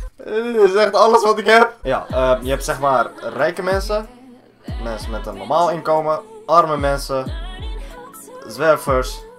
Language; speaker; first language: Dutch; early bilingual, other home language; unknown